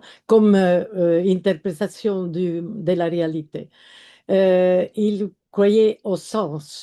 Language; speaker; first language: French; non-native, fluent; Italian